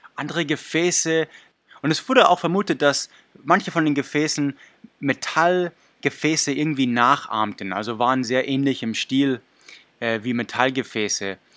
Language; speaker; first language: German; non-native, fluent; English